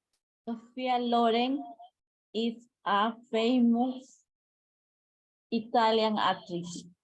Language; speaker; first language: English; non-native, learner; Spanish